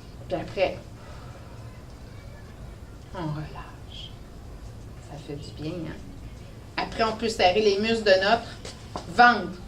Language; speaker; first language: French; native; French